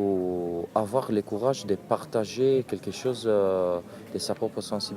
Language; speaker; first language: French; non-native, fluent; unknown